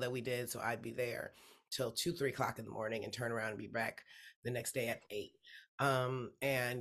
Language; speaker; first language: English; native; English